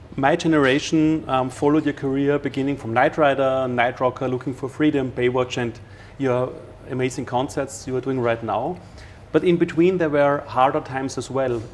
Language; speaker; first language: English; non-native, fluent; German